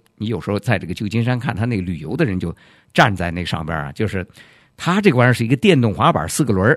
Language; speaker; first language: Chinese; native; Chinese